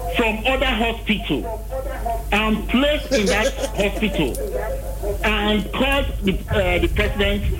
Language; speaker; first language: English; non-native, local second language; Bini